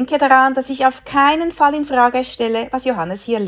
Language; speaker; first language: German; native; German